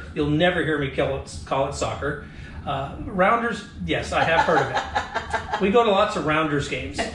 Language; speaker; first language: English; native; English